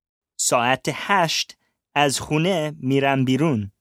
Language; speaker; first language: Persian; non-native, learner; English